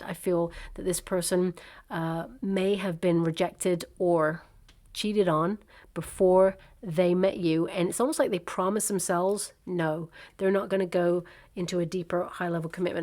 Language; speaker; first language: English; native; English